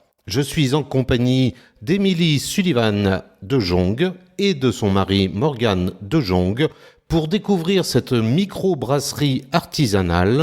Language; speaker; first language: French; native; French